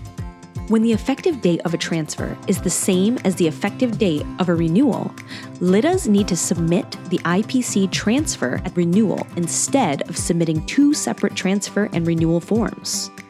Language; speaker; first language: English; native; English